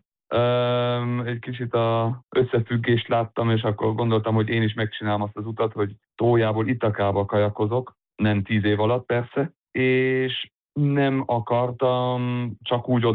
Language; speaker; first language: Hungarian; early bilingual, heritage; Hungarian